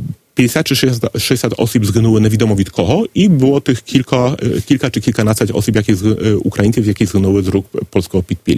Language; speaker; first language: Polish; non-native, learner; Ukrainian